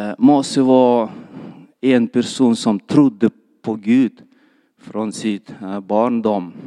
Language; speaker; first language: Swedish; non-native, fluent; Kyrgyz